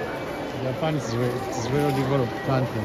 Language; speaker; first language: English; non-native, learner; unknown